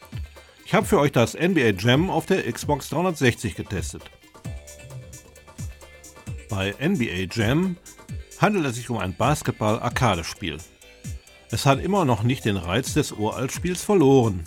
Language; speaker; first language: German; native; German